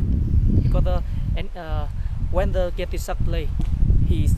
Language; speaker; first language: English; non-native, learner; Vietnamese